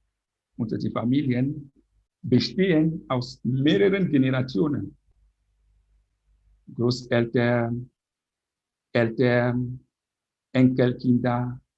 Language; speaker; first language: German; non-native, fluent; French